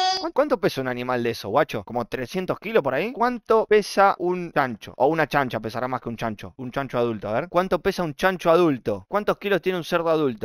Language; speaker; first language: Spanish; native; Spanish